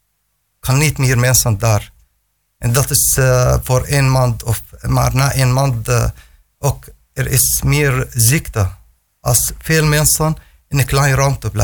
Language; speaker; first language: Dutch; non-native, learner; Arabic